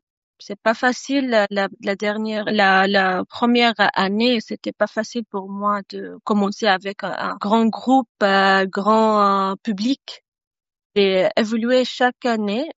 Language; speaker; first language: French; non-native, fluent; Arabic